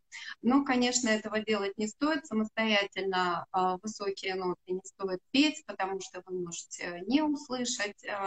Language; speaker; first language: Russian; native; Russian